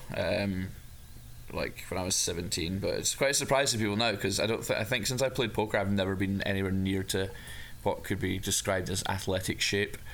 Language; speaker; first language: English; native; English